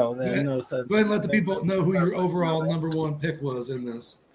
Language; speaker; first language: English; native; English